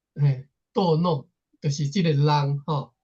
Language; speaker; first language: Chinese; native; Chinese